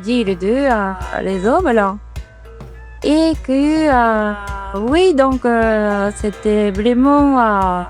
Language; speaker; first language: French; non-native, fluent; Japanese